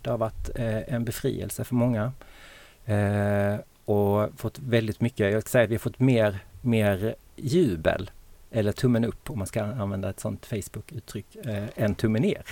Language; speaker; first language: Swedish; native; Swedish